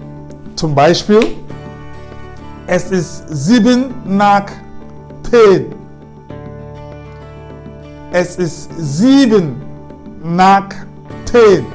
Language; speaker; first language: German; non-native, fluent; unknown